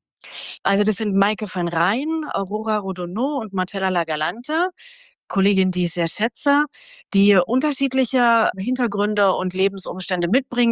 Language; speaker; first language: German; native; German